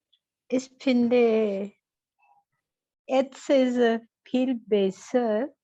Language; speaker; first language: German; non-native, learner; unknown